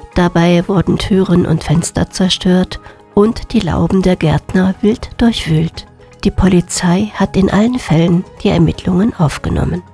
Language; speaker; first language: German; native; German